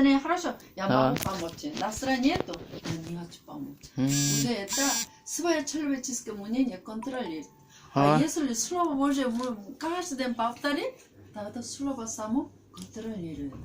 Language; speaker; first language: Russian; non-native, learner; Korean